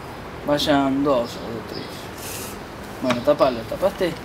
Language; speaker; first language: Spanish; native; Spanish